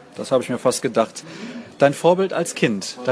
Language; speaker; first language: German; native; German